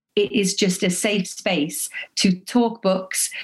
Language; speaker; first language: English; native; English